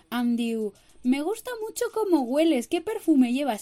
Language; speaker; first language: Spanish; non-native, local second language; Catalan